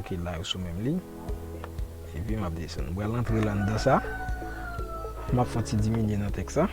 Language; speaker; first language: French; non-native, local second language; Haitian Creole